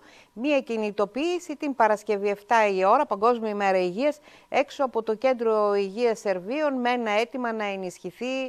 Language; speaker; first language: Greek; native; Greek